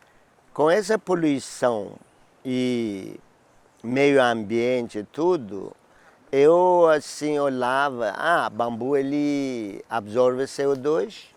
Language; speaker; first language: Portuguese; non-native, learner; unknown